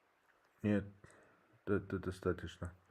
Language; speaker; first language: Russian; non-native, learner; English